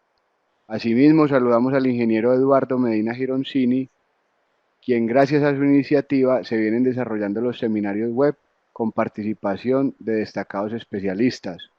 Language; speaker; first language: Spanish; native; Spanish